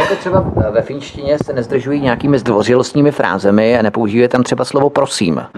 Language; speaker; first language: Czech; native; Czech